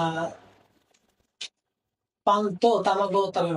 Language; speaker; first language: Japanese; non-native, learner; Bangla